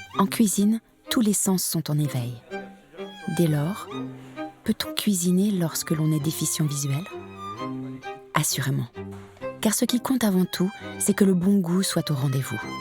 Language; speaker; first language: French; native; French